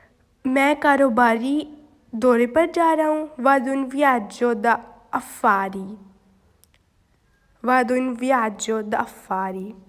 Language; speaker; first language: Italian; non-native, learner; Urdu